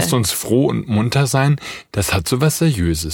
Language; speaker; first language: German; native; German